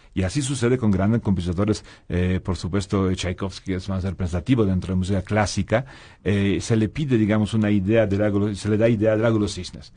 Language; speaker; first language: Spanish; non-native, fluent; Polish